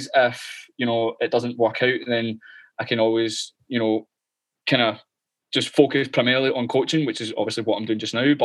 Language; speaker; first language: English; native; English